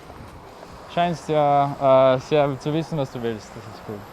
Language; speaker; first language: German; native; German